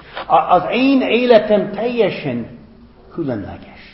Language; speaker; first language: Hungarian; non-native, fluent; English